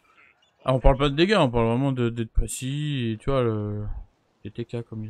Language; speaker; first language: French; native; French